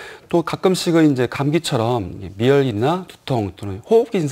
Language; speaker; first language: Korean; native; Korean